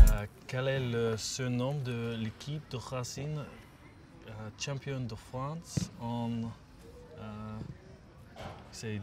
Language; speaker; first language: French; non-native, learner; English